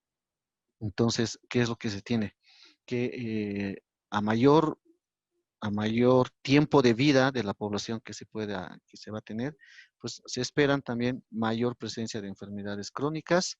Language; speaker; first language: Spanish; native; Spanish